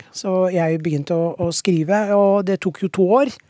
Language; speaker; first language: Norwegian; non-native, fluent; Somali